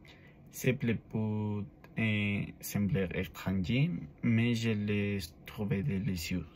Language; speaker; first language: French; non-native, learner; Spanish